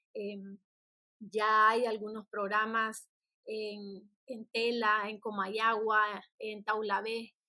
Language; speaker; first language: Spanish; native; Spanish